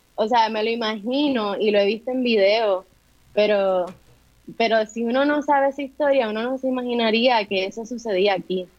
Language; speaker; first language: Spanish; native; Spanish